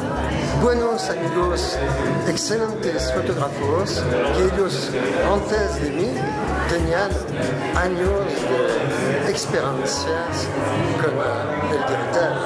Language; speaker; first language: Spanish; non-native, fluent; French